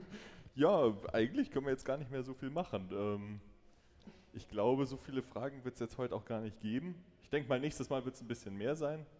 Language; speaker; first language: German; native; German